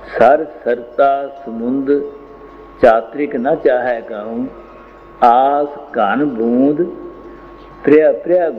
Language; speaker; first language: Hindi; non-native, local second language; Punjabi